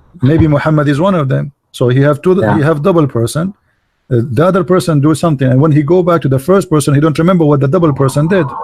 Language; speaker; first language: English; non-native, fluent; Arabic